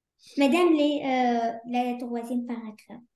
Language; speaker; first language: French; non-native, learner; Arabic